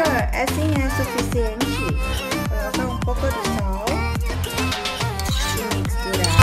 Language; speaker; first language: Portuguese; non-native, learner; Thai